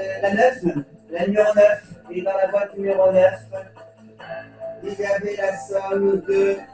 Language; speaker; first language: French; native; French